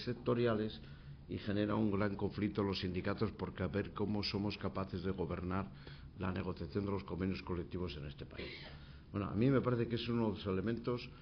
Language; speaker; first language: Spanish; native; Spanish